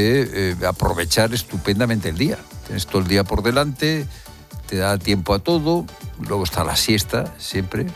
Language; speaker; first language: Spanish; native; Spanish